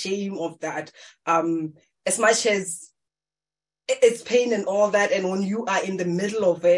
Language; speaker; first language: English; non-native, local second language; Tswana